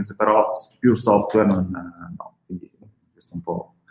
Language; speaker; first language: Italian; native; Italian